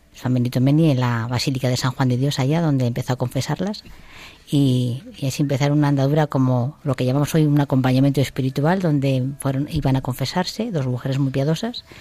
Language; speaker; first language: Spanish; native; Spanish